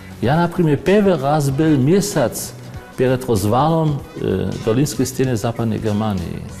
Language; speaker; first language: Russian; non-native, fluent; German